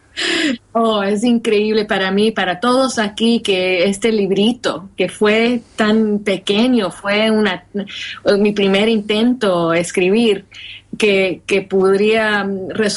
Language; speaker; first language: Spanish; early bilingual, heritage; Spanish